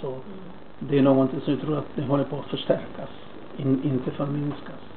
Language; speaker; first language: Swedish; non-native, fluent; Spanish